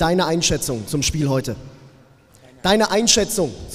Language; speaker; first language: German; native; German